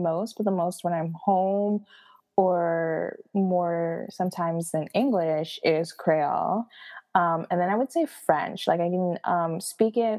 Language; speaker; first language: English; non-native, fluent; Haitian Creole